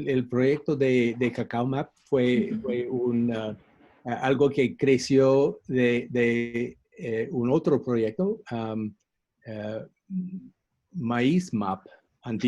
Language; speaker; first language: Spanish; non-native, fluent; English